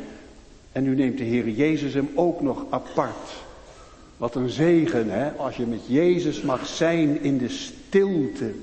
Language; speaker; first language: Dutch; native; Dutch